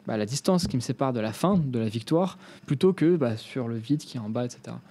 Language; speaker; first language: French; native; French